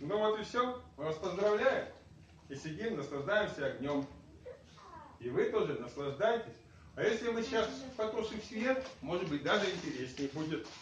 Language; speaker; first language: Russian; native; Russian